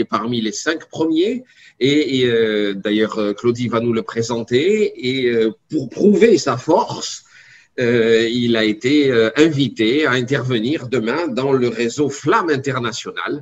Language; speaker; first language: French; native; French